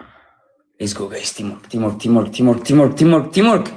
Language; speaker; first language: English; non-native, learner; Amharic